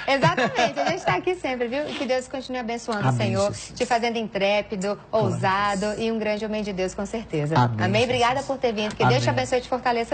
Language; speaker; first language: Portuguese; native; Portuguese